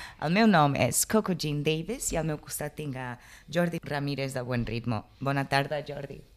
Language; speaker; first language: Catalan; non-native, local second language; Spanish